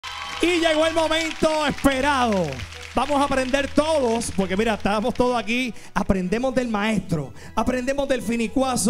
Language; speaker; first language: Spanish; native; Spanish